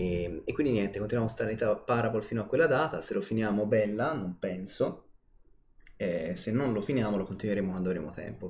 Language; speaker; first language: Italian; native; Italian